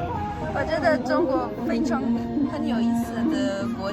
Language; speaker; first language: Chinese; non-native, learner; French